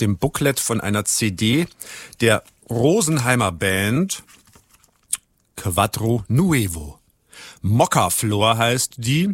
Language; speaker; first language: German; native; German